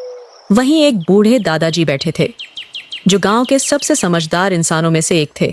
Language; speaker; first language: Hindi; native; Hindi